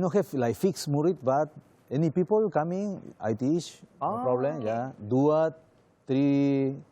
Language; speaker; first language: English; non-native, learner; Spanish